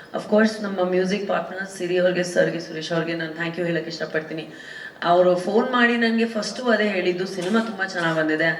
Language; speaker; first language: Kannada; non-native, local second language; Punjabi